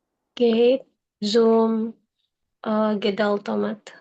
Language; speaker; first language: German; non-native, learner; Indonesian